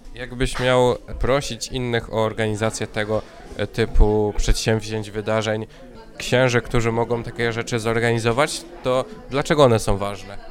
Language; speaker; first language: Polish; native; Polish